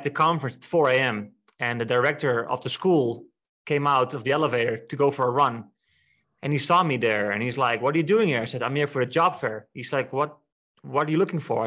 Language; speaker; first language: English; non-native, fluent; Dutch